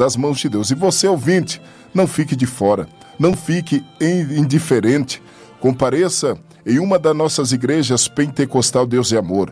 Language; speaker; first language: Portuguese; native; Portuguese